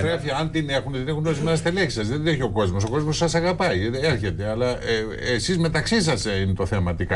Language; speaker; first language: Greek; native; Greek